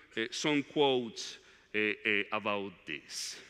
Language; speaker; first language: English; non-native, fluent; Spanish